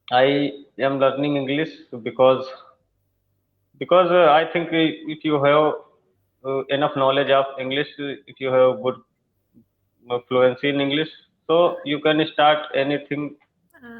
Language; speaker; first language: English; non-native, learner; Hindi